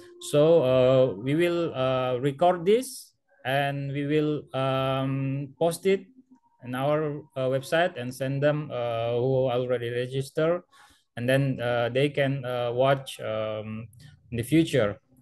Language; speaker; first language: English; non-native, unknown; Indonesian